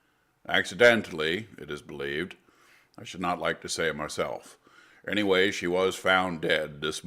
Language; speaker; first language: English; native; English